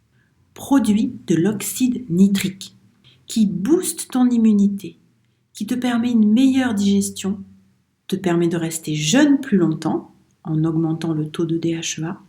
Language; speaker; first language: French; native; French